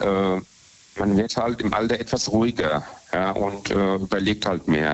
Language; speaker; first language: German; native; German